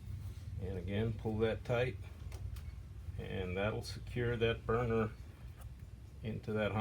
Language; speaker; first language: English; native; English